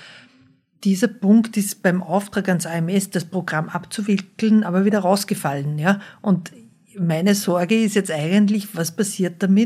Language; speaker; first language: German; native; German